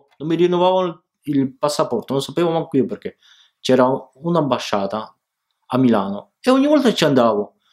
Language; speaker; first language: Italian; early bilingual, other home language; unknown